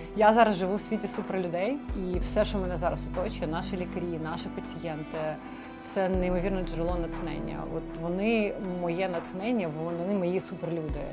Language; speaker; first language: Ukrainian; non-native, local second language; Russian